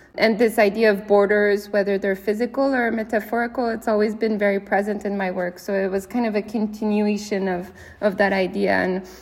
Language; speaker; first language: English; native; English